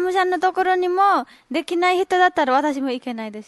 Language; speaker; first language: Japanese; non-native, learner; Nepali